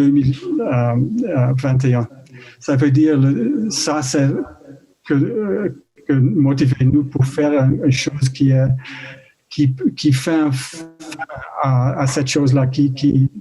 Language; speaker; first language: French; non-native, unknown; Dutch